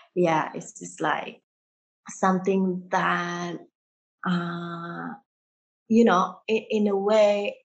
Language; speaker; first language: English; early bilingual, heritage; Indonesian